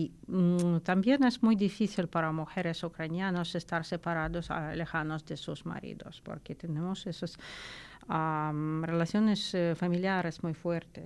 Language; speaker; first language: Spanish; non-native, learner; Ukrainian